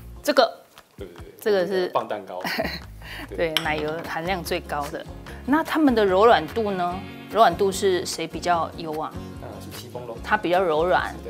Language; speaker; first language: Chinese; native; Chinese